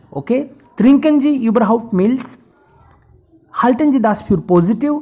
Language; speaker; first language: German; non-native, fluent; Hindi